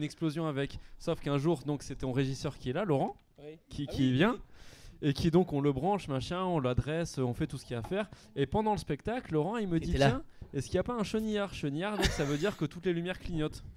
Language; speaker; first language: French; native; French